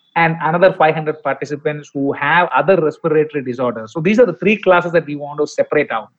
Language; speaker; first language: English; non-native, local second language; Malayalam